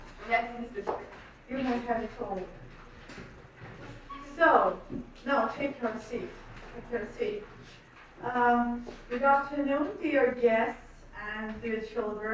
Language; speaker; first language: English; non-native, fluent; Armenian